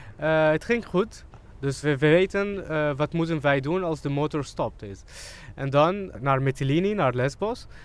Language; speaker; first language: Dutch; non-native, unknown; Arabic